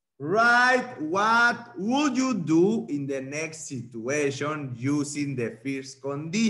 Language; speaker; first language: English; non-native, fluent; Spanish